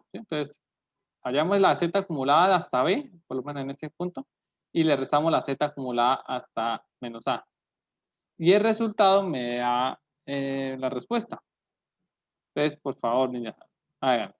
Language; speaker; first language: Spanish; native; Spanish